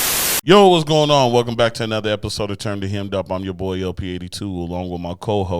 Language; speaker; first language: English; native; English